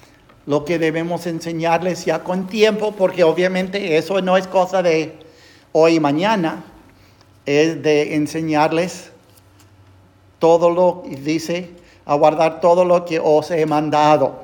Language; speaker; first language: Spanish; non-native, fluent; English